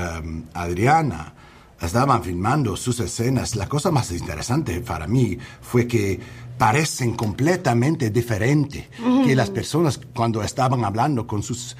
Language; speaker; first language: Spanish; non-native, learner; English